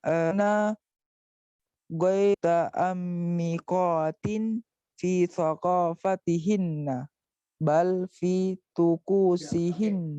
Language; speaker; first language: Arabic; non-native, learner; Indonesian